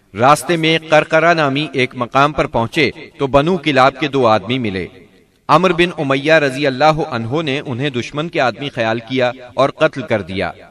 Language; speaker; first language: Urdu; native; Urdu